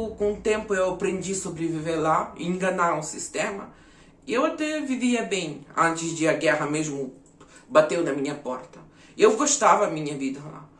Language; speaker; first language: Portuguese; early bilingual, other home language; Ukrainian